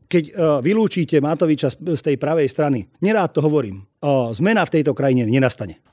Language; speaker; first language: Slovak; non-native, local second language; Hungarian